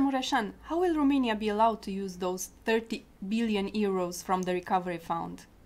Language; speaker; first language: English; non-native, fluent; Romanian